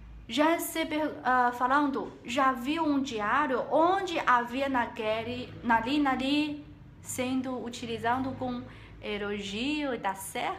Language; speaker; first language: Portuguese; non-native, learner; Chinese